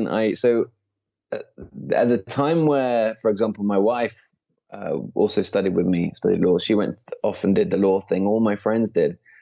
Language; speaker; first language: English; native; English